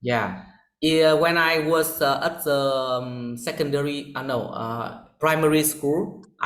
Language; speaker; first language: English; non-native, learner; Vietnamese